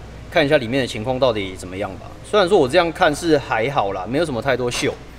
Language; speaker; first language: Chinese; native; Chinese